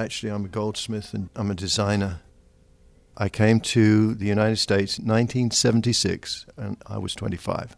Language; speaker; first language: English; native; English